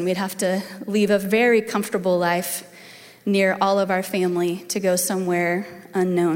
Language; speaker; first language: English; native; English